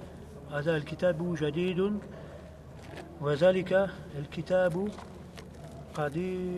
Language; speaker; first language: Arabic; non-native, learner; French